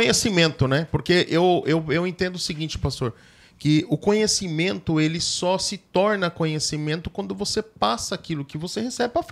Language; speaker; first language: Portuguese; native; Portuguese